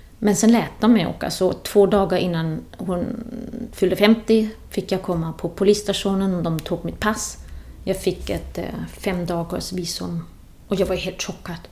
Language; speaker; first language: Swedish; non-native, fluent; German